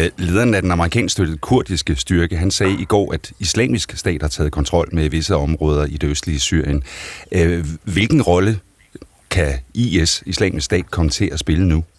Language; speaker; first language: Danish; native; Danish